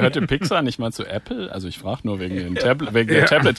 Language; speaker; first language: German; native; German